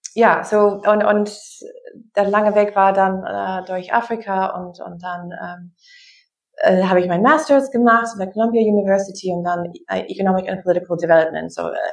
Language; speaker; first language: German; non-native, learner; English